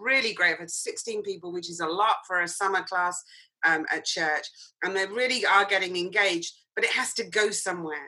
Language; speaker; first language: English; native; English